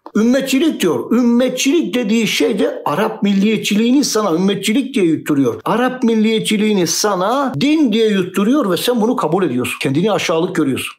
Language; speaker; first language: Turkish; native; Turkish